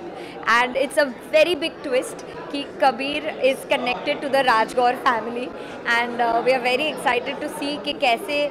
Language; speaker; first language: Hindi; native; Hindi